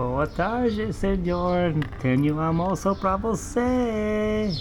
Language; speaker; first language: Portuguese; non-native, learner; English